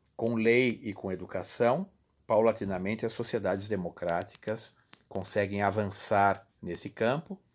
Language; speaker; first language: Portuguese; native; Portuguese